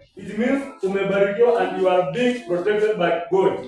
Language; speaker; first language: English; non-native, local second language; Luyia